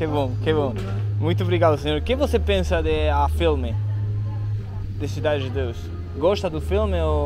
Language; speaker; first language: Portuguese; non-native, learner; Spanish